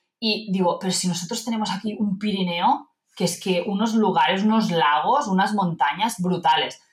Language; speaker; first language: Spanish; non-native, local second language; Catalan